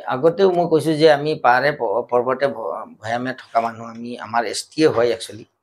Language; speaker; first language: Assamese; native; Assamese